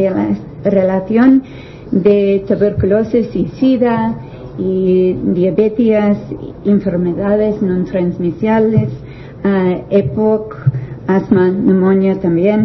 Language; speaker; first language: Spanish; non-native, learner; English